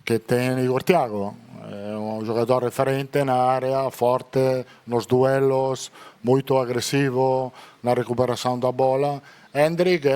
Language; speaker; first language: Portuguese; non-native, learner; Italian